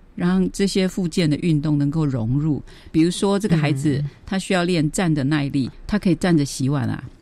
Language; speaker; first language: Chinese; native; Chinese